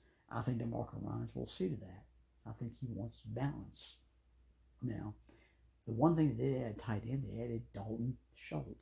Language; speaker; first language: English; native; English